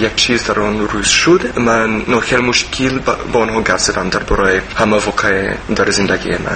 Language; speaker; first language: Persian; non-native, learner; English